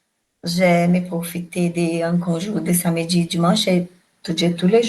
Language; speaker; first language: French; non-native, learner; Portuguese